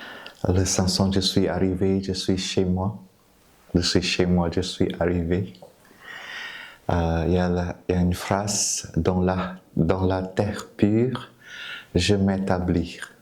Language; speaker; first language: French; non-native, fluent; Vietnamese